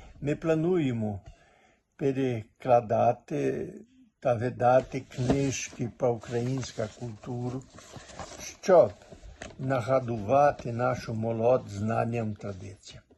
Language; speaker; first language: Ukrainian; early bilingual, heritage; Portuguese